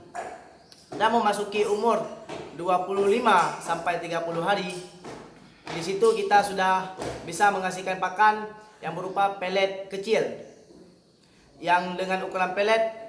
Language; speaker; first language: Indonesian; native; Indonesian